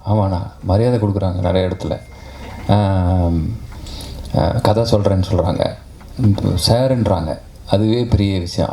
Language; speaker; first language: Tamil; native; Tamil